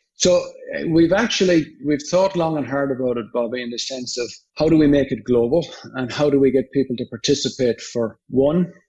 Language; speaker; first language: English; native; English